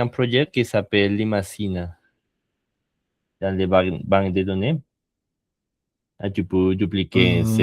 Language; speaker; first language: French; non-native, learner; Spanish